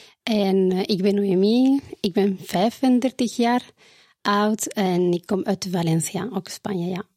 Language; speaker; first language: Dutch; non-native, fluent; Spanish